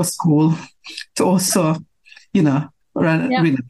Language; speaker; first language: English; non-native, local second language; Filipino